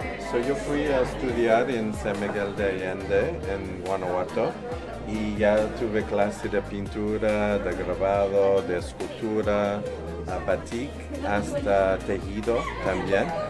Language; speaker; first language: Spanish; non-native, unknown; English